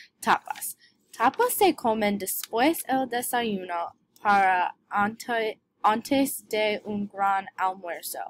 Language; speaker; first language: Spanish; non-native, learner; English